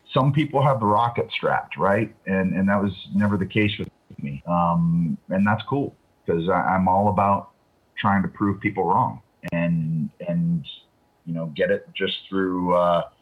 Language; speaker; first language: English; native; English